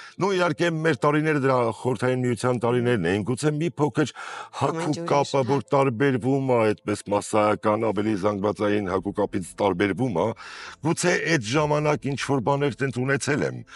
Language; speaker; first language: Armenian; native; Armenian